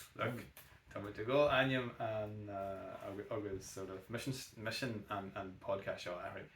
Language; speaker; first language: Irish; native; Irish